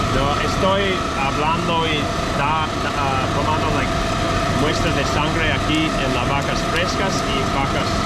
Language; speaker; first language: Spanish; non-native, learner; English